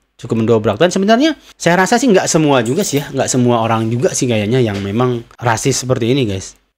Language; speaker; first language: Indonesian; native; Indonesian